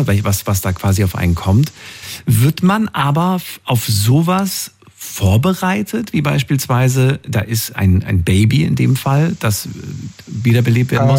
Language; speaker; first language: German; native; German